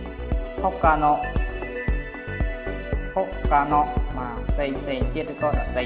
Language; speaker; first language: Japanese; non-native, fluent; Khmer